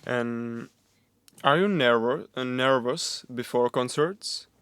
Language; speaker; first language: English; non-native, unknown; Czech